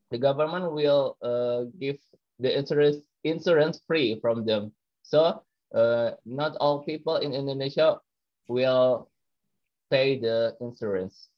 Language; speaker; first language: English; non-native, learner; Indonesian